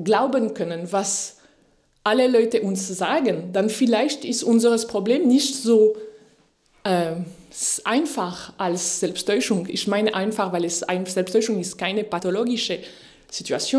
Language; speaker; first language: German; non-native, fluent; French